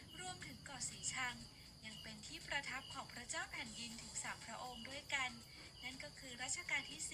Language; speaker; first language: Thai; native; Thai